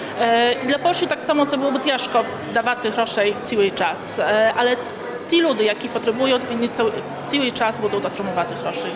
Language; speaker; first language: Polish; non-native, learner; Ukrainian